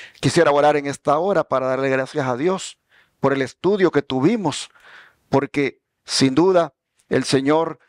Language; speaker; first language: Spanish; native; Spanish